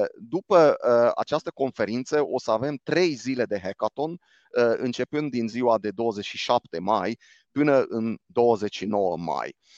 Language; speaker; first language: Romanian; non-native, local second language; Hungarian